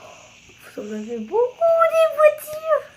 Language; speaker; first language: French; native; French